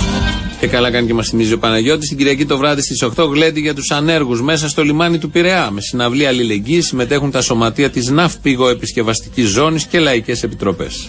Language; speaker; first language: Greek; native; Greek